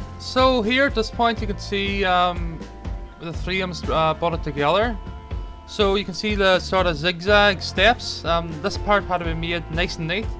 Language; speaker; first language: English; native; English